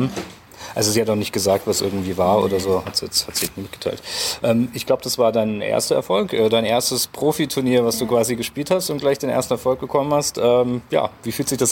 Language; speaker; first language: German; native; German